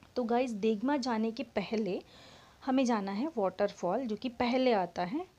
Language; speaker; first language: Hindi; non-native, local second language; Marathi